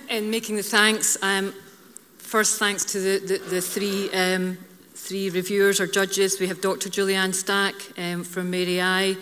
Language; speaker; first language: English; native; English